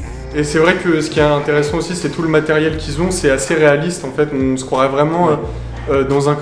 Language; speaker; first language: French; native; French